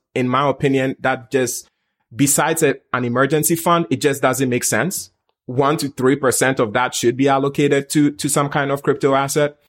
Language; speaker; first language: English; non-native, local second language; Akan